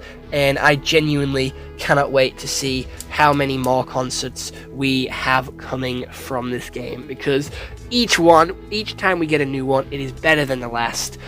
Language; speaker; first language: English; native; English